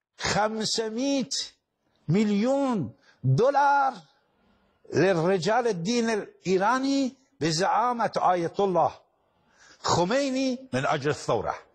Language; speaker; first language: Arabic; non-native, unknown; Persian